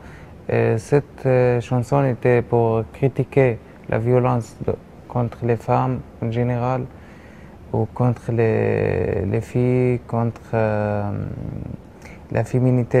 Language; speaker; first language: French; non-native, learner; Arabic